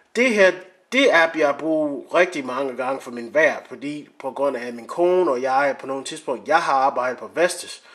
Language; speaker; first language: Danish; non-native, learner; English